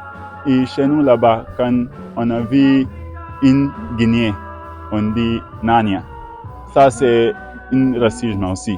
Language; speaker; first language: French; non-native, learner; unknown